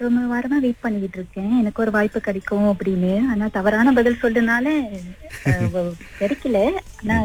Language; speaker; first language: Tamil; early bilingual, heritage; Tamil